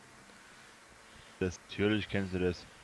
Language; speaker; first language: German; native; German